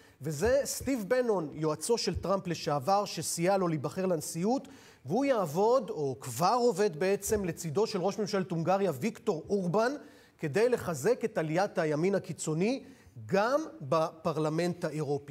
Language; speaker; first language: Hebrew; native; Hebrew